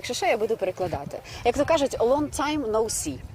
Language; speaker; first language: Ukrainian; native; Ukrainian